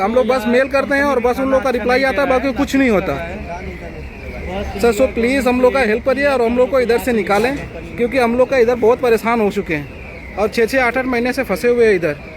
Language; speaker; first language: Hindi; native; Hindi